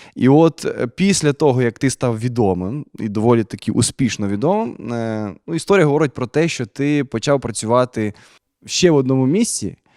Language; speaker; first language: Ukrainian; native; Ukrainian